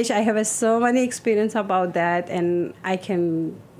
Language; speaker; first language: English; non-native, learner; Persian